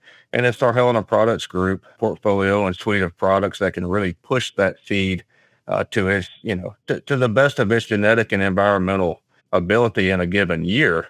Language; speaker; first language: English; native; English